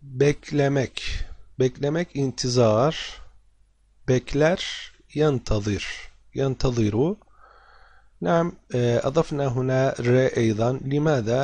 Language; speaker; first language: Arabic; non-native, fluent; Turkish